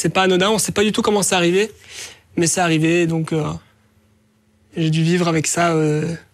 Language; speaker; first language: French; native; French